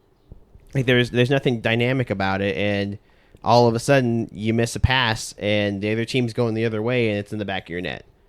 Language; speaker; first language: English; native; English